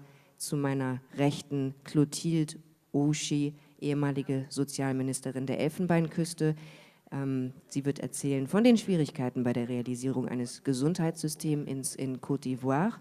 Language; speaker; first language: German; native; German